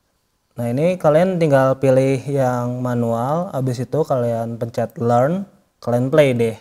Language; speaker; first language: Indonesian; native; Indonesian